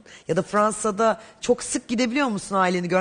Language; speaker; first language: Turkish; native; Turkish